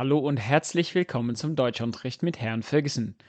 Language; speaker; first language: German; non-native, fluent; English